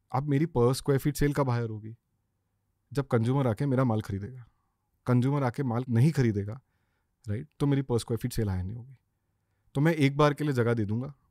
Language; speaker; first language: Hindi; native; Hindi